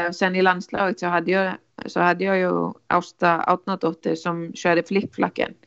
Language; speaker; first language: Swedish; non-native, fluent; Icelandic